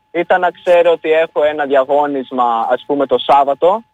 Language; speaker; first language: Greek; early bilingual, other home language; Albanian